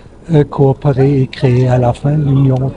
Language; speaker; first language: French; non-native, fluent; German